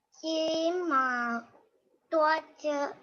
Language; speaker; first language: Chinese; non-native, learner; Indonesian